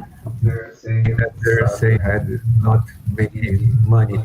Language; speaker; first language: English; non-native, fluent; Portuguese